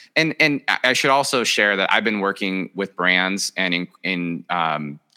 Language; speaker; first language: English; early bilingual, other home language; Spanish